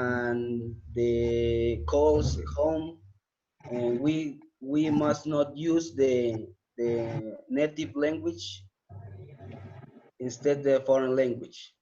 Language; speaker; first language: English; non-native, learner; Spanish